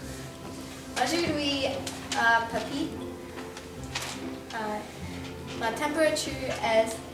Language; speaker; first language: French; non-native, learner; English